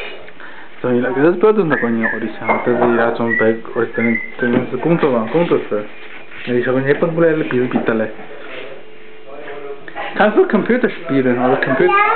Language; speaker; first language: German; non-native, learner; Chinese